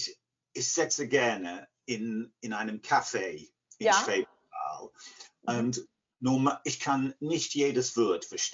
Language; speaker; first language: German; non-native, fluent; English